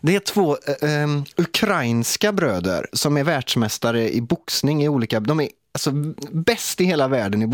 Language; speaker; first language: Swedish; native; Swedish